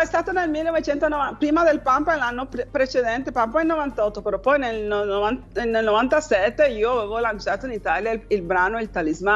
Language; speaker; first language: Italian; non-native, fluent; Spanish